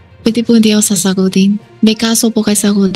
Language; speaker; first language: Filipino; non-native, learner; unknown